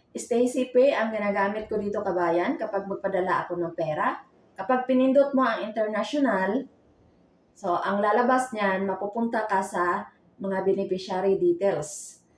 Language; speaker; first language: Filipino; non-native, local second language; Cebuano